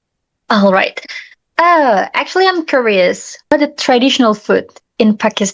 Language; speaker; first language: English; non-native, learner; Indonesian